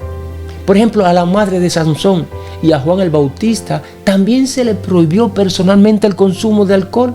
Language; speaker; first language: Spanish; native; Spanish